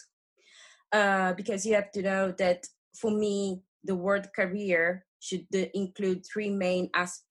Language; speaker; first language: English; non-native, fluent; Italian